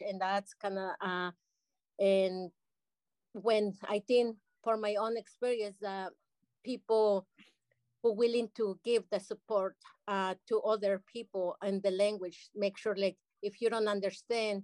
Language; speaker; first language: English; non-native, learner; Spanish